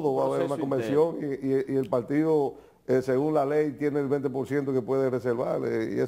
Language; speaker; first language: Spanish; native; Spanish